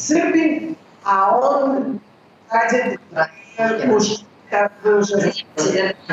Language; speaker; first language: Russian; early bilingual, heritage; Russian